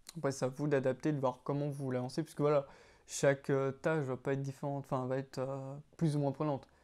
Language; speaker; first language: French; native; French